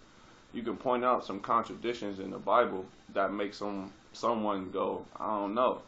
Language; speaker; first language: English; native; English